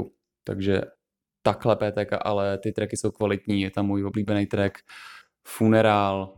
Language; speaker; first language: Czech; native; Czech